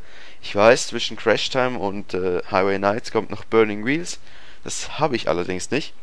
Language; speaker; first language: German; native; German